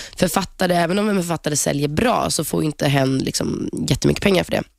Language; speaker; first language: Swedish; native; Swedish